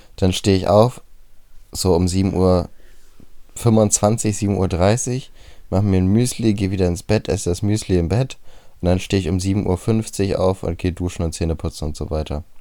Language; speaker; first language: German; native; German